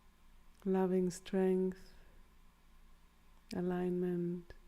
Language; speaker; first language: English; non-native, fluent; German